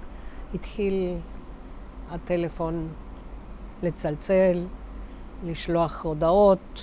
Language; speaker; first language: Hebrew; non-native, fluent; Spanish